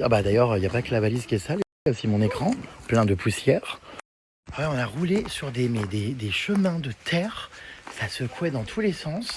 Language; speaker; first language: French; native; French